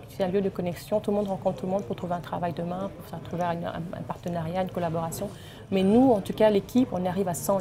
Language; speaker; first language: French; early bilingual, other home language; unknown